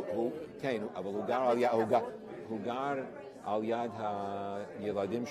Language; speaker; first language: Hebrew; non-native, fluent; English